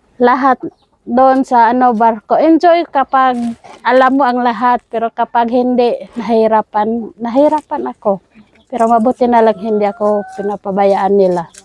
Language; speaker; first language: Filipino; non-native, local second language; Cebuano